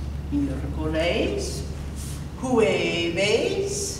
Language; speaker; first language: Spanish; non-native, fluent; English